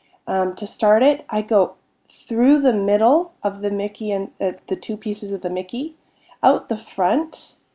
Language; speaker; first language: English; native; English